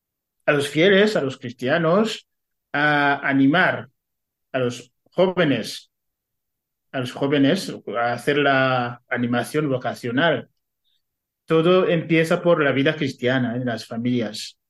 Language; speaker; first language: Spanish; non-native, fluent; Kinyarwanda